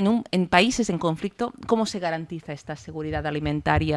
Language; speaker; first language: Spanish; non-native, local second language; Catalan